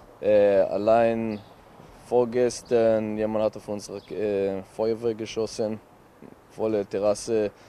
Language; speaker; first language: German; non-native, fluent; Hebrew